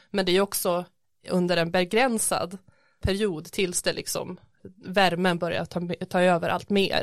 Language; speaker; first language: Swedish; native; Swedish